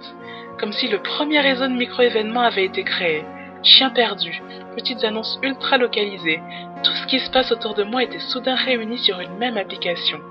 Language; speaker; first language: French; native; French